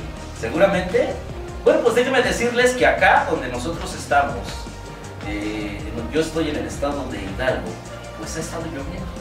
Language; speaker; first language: Spanish; native; Spanish